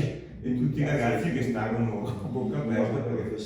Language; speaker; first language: Italian; native; Italian